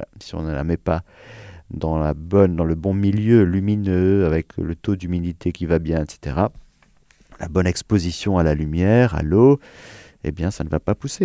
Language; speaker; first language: French; native; French